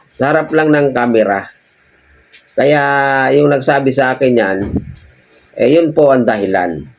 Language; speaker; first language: Filipino; non-native, local second language; Cebuano